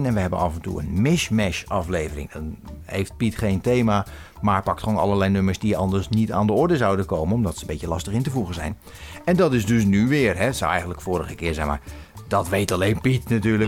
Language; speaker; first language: Dutch; native; Dutch